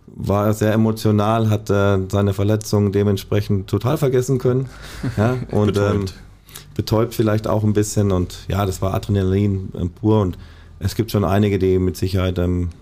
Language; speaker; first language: German; native; German